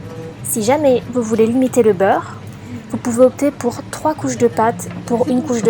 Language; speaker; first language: French; native; French